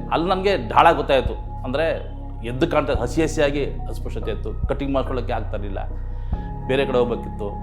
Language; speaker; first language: Kannada; native; Kannada